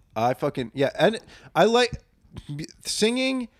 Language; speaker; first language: English; native; English